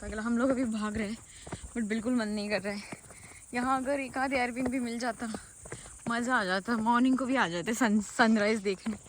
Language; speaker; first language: Hindi; non-native, local second language; Marathi